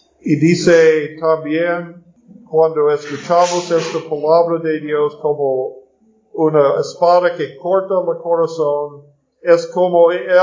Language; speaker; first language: Spanish; non-native, learner; English